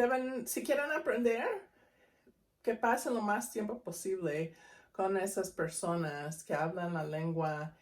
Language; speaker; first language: Spanish; non-native, fluent; English